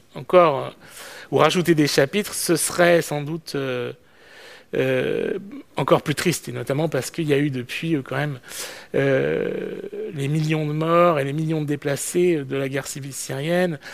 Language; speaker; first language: French; native; French